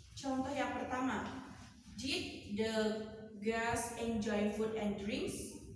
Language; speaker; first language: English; non-native, learner; Indonesian